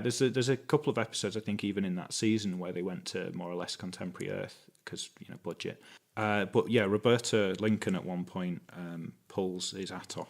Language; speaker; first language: English; native; English